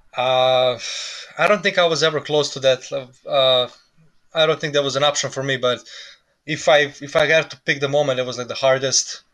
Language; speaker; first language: English; non-native, fluent; Serbian